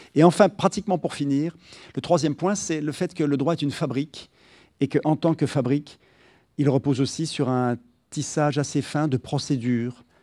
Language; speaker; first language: French; native; French